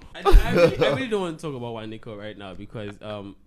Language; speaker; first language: English; non-native, local second language; Yoruba